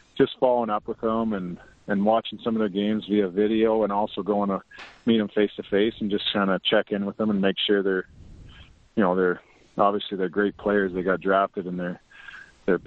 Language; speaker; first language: English; native; English